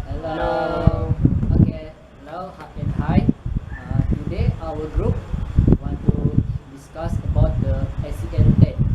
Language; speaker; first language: English; non-native, learner; Malay